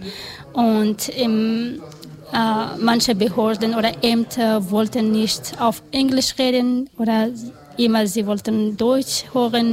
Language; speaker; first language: German; non-native, learner; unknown